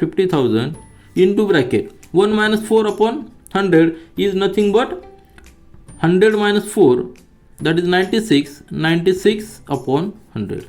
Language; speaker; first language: English; non-native, local second language; Marathi